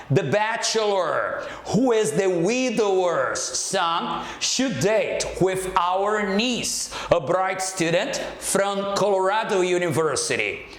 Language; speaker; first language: English; non-native, fluent; Portuguese